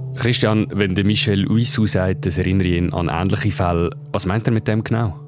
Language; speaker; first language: German; native; German